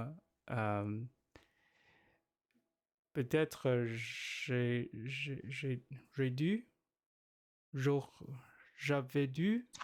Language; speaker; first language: French; non-native, learner; Chinese